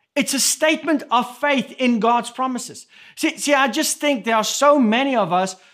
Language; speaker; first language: English; non-native, local second language; Afrikaans